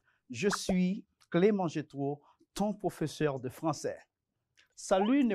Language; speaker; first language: French; non-native, fluent; Spanish